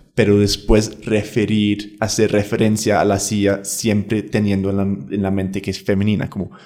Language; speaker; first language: Spanish; non-native, fluent; English